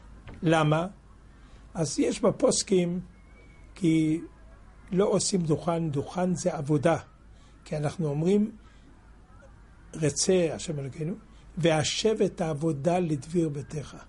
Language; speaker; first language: Hebrew; non-native, fluent; French